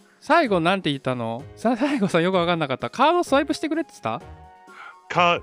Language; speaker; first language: Japanese; native; Japanese